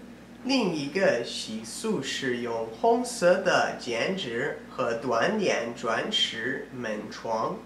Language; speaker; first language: Chinese; non-native, learner; English